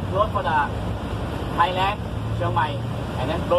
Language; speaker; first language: English; non-native, learner; Thai